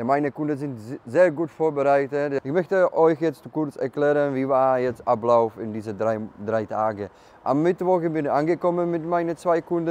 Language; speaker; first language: German; non-native, learner; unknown